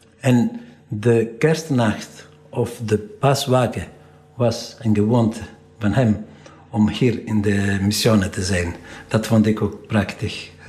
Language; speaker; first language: Dutch; non-native, fluent; Italian